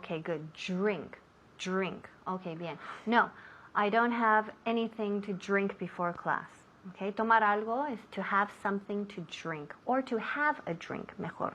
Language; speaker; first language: English; non-native, fluent; Spanish